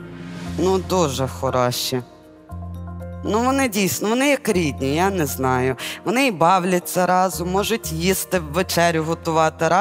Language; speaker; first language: Ukrainian; native; Ukrainian